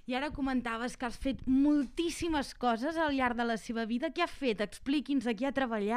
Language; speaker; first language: Catalan; native; Catalan